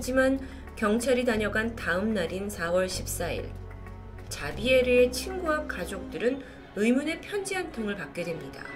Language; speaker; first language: Korean; native; Korean